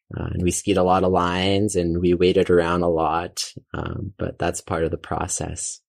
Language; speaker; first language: English; native; English